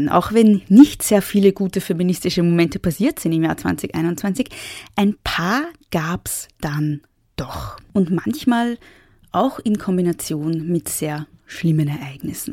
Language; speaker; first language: German; native; German